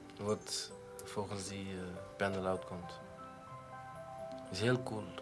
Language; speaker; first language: Dutch; non-native, learner; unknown